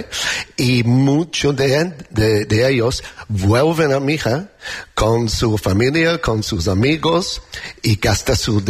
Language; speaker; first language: Spanish; non-native, learner; English